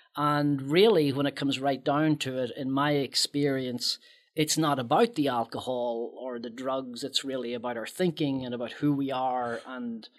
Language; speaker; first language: English; native; English